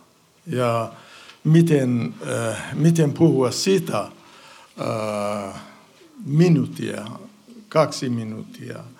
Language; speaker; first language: Finnish; non-native, learner; Central Kurdish